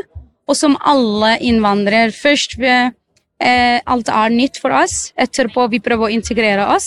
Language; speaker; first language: Norwegian; non-native, learner; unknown